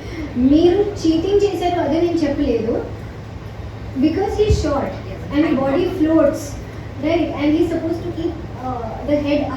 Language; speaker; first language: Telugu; non-native, learner; Hindi